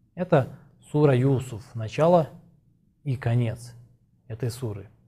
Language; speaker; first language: Russian; non-native, local second language; Azerbaijani